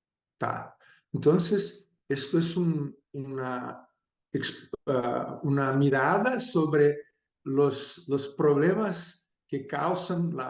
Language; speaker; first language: Spanish; non-native, fluent; Portuguese